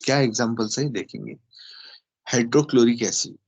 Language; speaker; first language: Hindi; non-native, local second language; Marathi